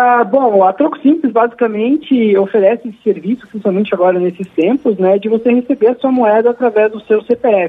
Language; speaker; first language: Portuguese; native; Portuguese